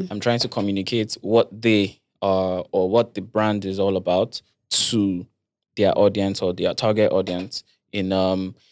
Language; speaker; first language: English; non-native, local second language; Yoruba